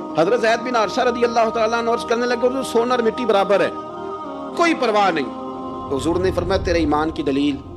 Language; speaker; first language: Urdu; non-native, local second language; Punjabi